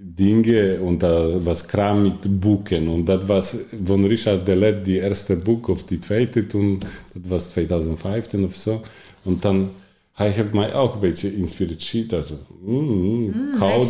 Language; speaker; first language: German; non-native, learner; Polish